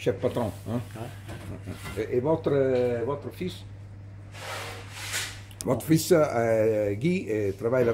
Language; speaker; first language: French; non-native, learner; Italian